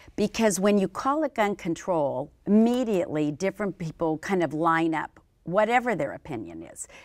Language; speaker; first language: English; native; English